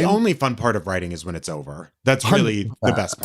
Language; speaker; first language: English; native; English